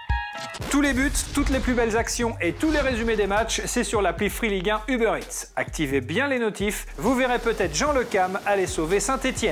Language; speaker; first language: French; native; French